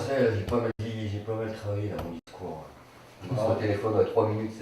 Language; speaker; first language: French; native; French